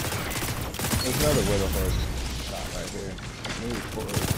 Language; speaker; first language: English; native; English